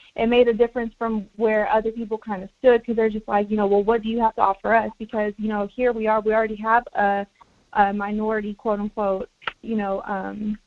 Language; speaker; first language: English; early bilingual, other home language; Spanish